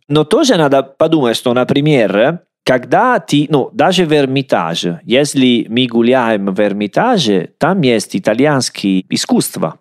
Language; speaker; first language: Russian; non-native, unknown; Italian